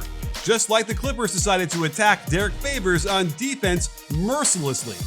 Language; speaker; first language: English; native; English